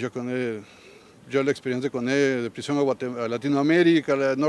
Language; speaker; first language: French; non-native, learner; Spanish